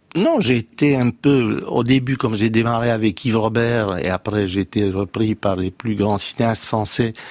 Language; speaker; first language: French; non-native, fluent; Romanian